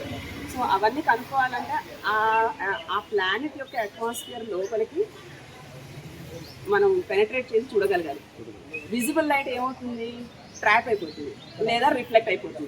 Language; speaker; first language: Telugu; native; Telugu